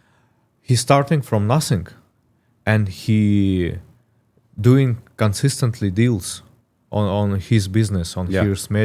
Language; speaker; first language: English; non-native, learner; Russian